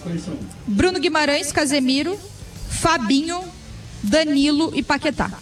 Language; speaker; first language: Portuguese; native; Portuguese